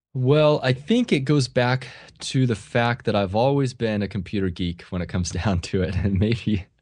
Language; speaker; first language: English; native; English